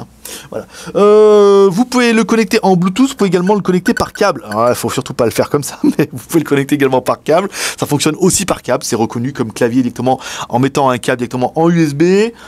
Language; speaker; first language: French; native; French